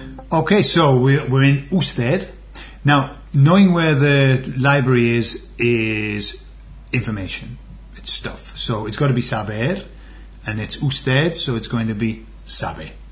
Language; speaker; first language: English; native; English